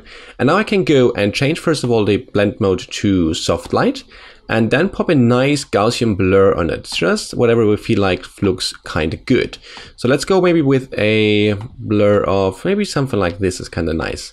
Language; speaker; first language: English; non-native, fluent; German